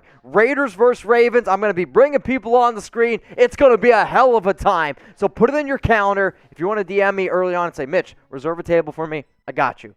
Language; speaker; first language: English; native; English